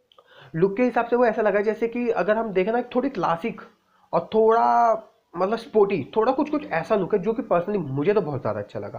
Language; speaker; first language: Hindi; native; Hindi